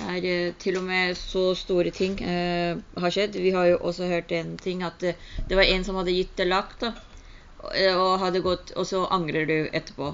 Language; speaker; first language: Norwegian; early bilingual, other home language; Urdu